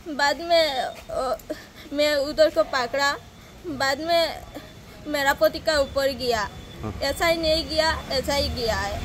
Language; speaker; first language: Hindi; non-native, local second language; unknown